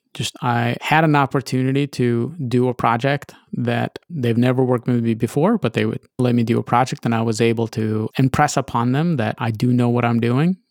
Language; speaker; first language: English; early bilingual, other home language; Russian